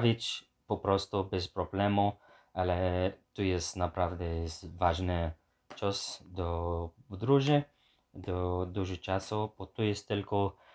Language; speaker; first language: Polish; non-native, learner; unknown